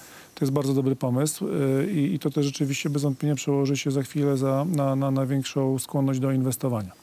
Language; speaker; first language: Polish; native; Polish